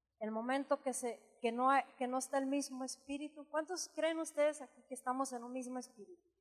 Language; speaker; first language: Spanish; early bilingual, heritage; Spanish